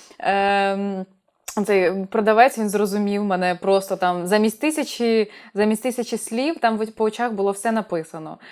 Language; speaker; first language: Ukrainian; non-native, local second language; Russian